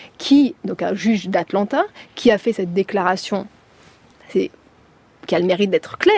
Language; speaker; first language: French; native; French